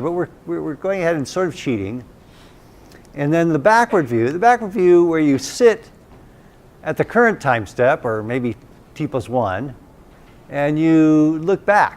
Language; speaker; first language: English; native; English